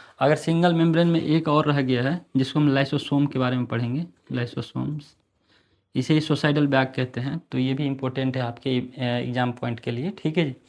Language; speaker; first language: Hindi; native; Hindi